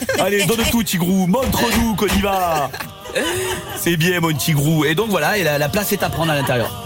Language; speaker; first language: French; native; French